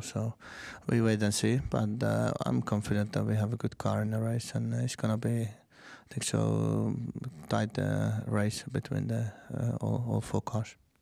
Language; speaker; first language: English; non-native, fluent; Finnish